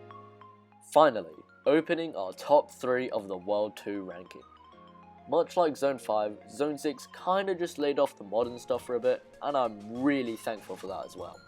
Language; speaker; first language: English; native; English